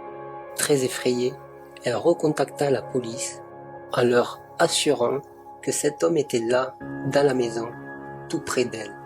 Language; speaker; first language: French; native; French